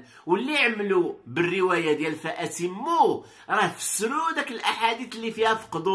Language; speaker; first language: Arabic; native; Arabic